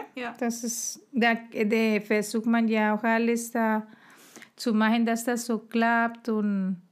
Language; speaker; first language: German; non-native, fluent; Spanish